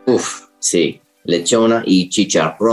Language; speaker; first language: Spanish; non-native, learner; English